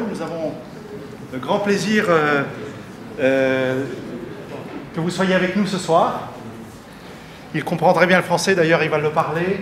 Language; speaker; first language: French; native; French